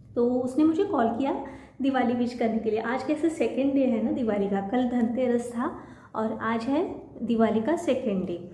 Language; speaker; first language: Hindi; non-native, local second language; Marathi